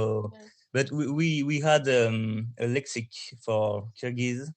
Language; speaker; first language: English; non-native, learner; French